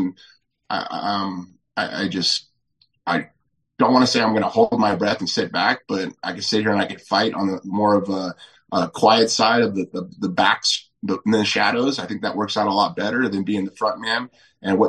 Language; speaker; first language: English; native; English